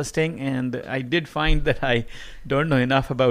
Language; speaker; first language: English; non-native, local second language; Punjabi